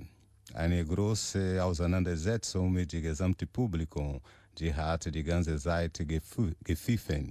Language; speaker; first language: German; non-native, learner; Portuguese